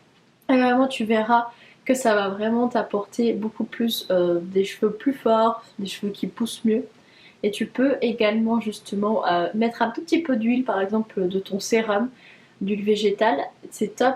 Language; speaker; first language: French; native; French